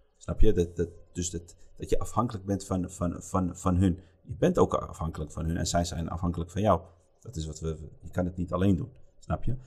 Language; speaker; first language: Dutch; early bilingual, other home language; Riffian